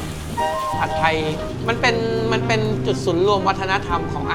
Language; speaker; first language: Thai; native; Thai